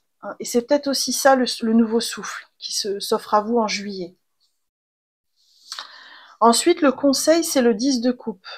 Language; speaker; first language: French; native; French